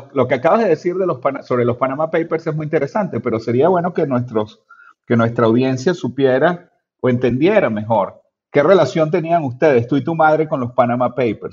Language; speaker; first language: Spanish; native; Spanish